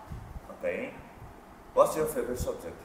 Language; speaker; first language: English; non-native, fluent; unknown